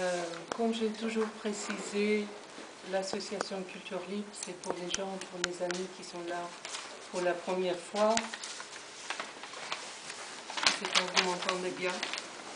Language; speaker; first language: French; non-native, fluent; Persian